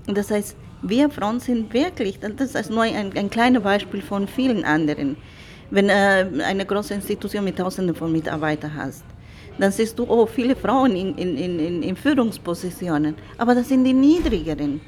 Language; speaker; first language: German; non-native, fluent; Spanish